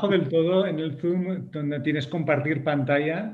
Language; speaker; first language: Spanish; native; Spanish